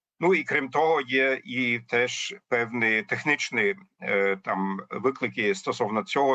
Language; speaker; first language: Ukrainian; non-native, fluent; German